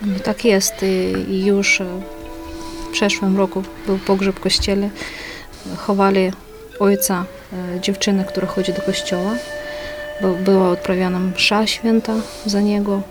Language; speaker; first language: Polish; non-native, fluent; Ukrainian